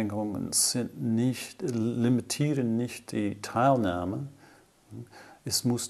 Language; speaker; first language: German; non-native, fluent; English